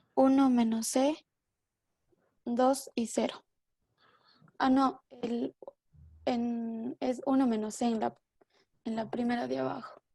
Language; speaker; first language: Spanish; native; Spanish